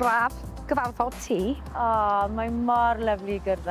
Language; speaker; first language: Welsh; native; Welsh